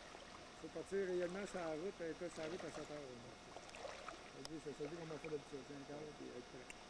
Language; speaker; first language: French; native; French